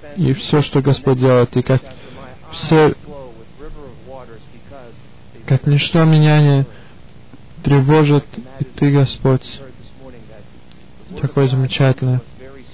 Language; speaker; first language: Russian; early bilingual, heritage; Russian